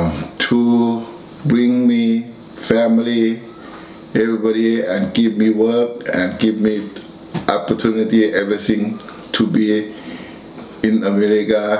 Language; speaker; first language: English; non-native, learner; Thai